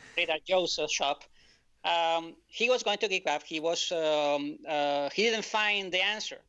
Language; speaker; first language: English; non-native, fluent; Spanish